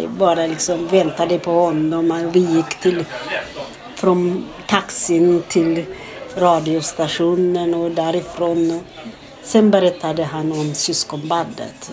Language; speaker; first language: Swedish; non-native, fluent; Amharic